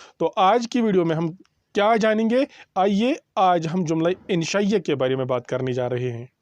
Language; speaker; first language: Urdu; non-native, local second language; Kashmiri